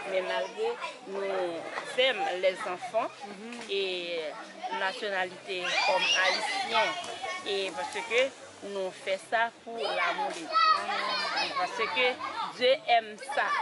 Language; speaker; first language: French; non-native, local second language; Haitian Creole